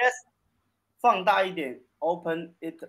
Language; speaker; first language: English; non-native, learner; Chinese